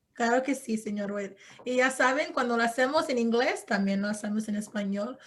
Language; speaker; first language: Spanish; early bilingual, heritage; Spanish